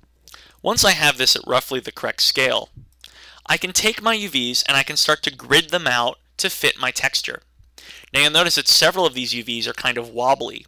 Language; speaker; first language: English; native; English